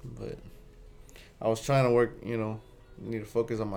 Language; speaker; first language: English; native; English